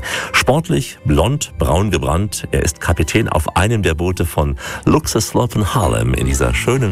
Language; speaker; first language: German; native; German